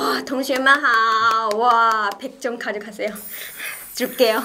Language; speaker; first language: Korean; non-native, fluent; Chinese